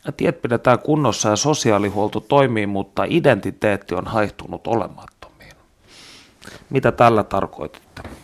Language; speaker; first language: Finnish; native; Finnish